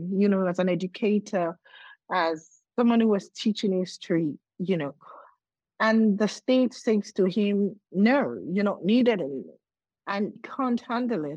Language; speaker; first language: English; non-native, local second language; Yoruba